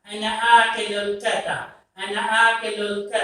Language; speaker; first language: Arabic; non-native, learner; Urdu